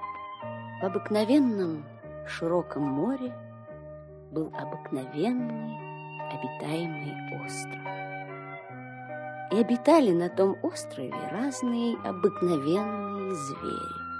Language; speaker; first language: Russian; native; Russian